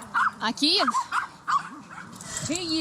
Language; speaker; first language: French; non-native, learner; Ukrainian